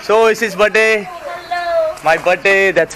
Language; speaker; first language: English; non-native, learner; Hindi